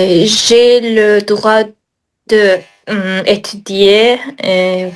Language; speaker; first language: French; non-native, learner; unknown